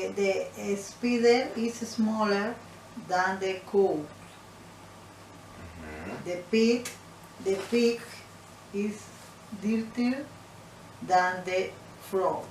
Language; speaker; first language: English; non-native, learner; Spanish